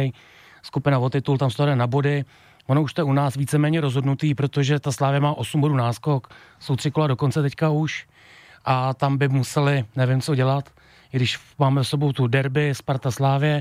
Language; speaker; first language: Czech; native; Czech